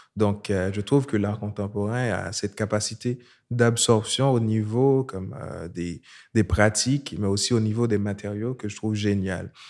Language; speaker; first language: French; non-native, local second language; Haitian Creole